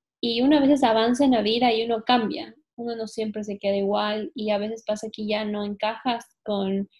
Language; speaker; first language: Spanish; native; Spanish